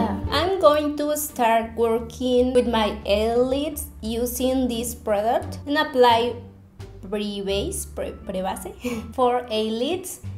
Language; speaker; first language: English; non-native, learner; Spanish